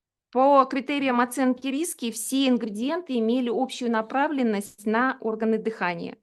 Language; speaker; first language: Russian; native; Russian